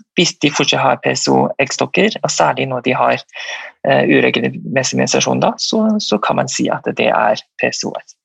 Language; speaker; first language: Norwegian; non-native, fluent; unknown